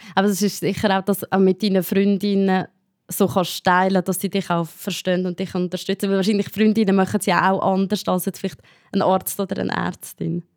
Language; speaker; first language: German; native; German